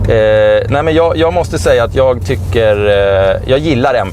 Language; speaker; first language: Swedish; native; Swedish